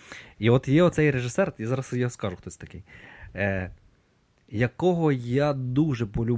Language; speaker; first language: Ukrainian; native; Ukrainian